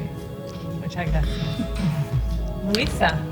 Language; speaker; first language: Spanish; non-native, fluent; English